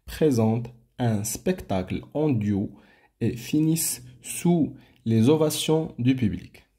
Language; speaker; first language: French; non-native, local second language; Arabic